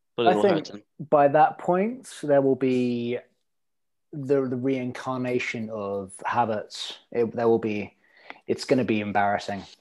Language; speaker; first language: English; early bilingual, other home language; Norwegian